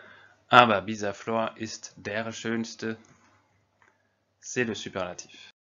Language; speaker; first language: German; non-native, fluent; French